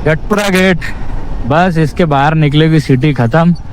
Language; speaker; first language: Hindi; non-native, local second language; Marathi